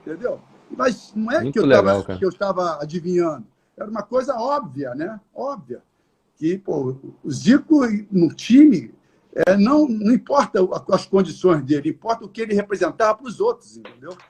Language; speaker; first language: Portuguese; native; Portuguese